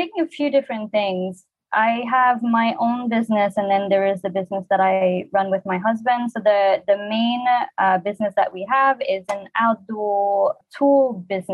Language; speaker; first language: English; non-native, fluent; French